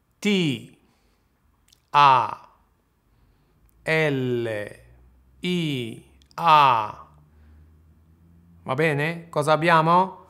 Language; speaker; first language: Italian; non-native, fluent; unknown